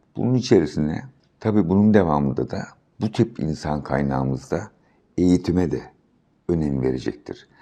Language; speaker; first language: Turkish; native; Turkish